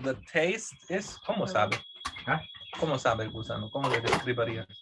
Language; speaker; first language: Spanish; non-native, fluent; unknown